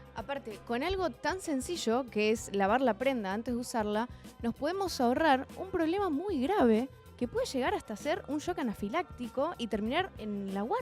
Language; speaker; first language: Spanish; native; Spanish